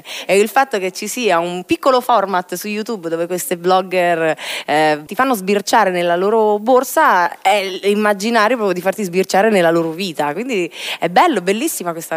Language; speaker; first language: Italian; native; Italian